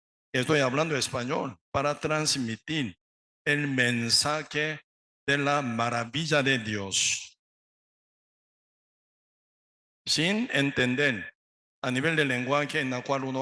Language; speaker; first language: Spanish; non-native, learner; Korean